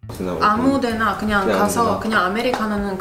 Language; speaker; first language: Korean; non-native, fluent; Italian